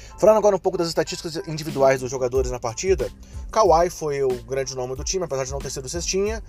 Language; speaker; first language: Portuguese; native; Portuguese